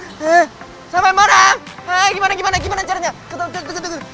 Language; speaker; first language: Indonesian; non-native, learner; Japanese